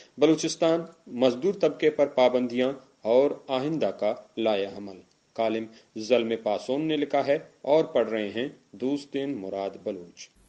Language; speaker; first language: Urdu; non-native, local second language; Baluchi